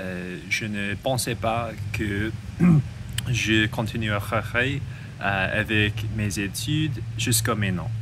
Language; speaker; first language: French; non-native, learner; English